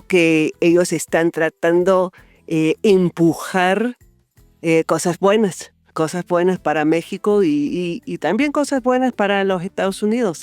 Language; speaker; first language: Spanish; non-native, fluent; English